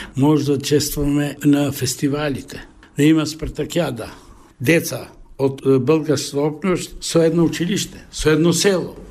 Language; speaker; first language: Bulgarian; early bilingual, heritage; Bulgarian